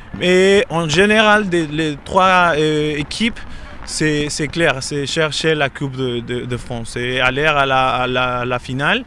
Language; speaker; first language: French; non-native, learner; English